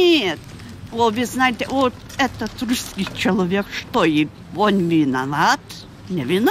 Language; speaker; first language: Russian; non-native, learner; Lithuanian